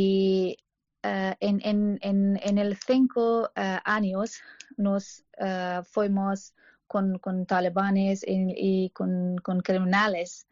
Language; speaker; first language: Spanish; non-native, learner; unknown